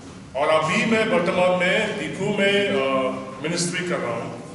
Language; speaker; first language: Hindi; non-native, local second language; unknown